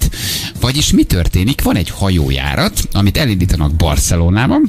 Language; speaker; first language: Hungarian; native; Hungarian